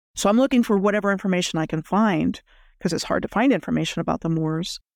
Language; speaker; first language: English; native; English